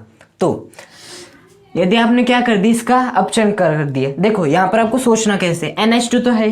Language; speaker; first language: Hindi; native; Hindi